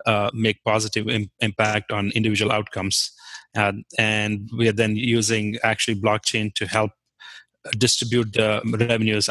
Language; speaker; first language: English; non-native, local second language; Kashmiri